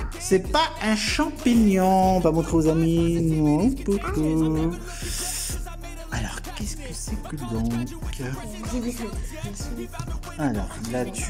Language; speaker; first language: French; native; French